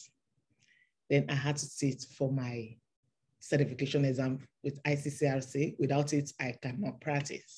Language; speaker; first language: English; non-native, local second language; Yoruba